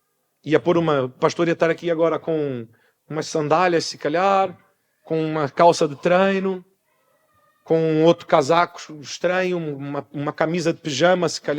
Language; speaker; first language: Portuguese; native; Portuguese